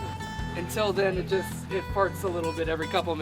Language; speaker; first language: English; native; English